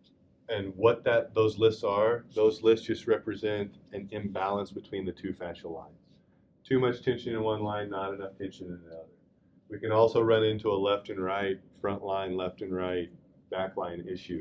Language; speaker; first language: English; native; English